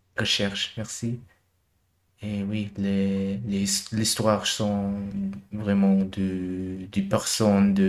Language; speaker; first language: French; non-native, learner; German